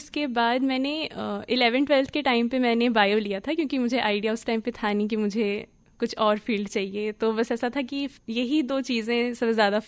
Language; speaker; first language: Hindi; native; Hindi